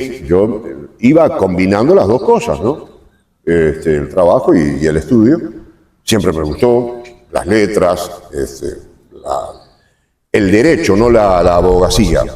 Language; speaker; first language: Spanish; native; Spanish